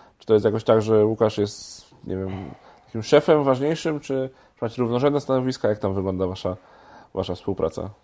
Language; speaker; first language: Polish; native; Polish